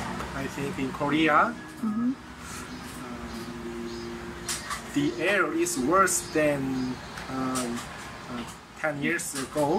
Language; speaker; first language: English; non-native, learner; Korean